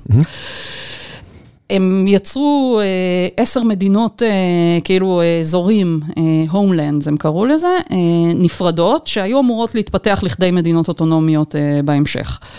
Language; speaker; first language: Hebrew; native; Hebrew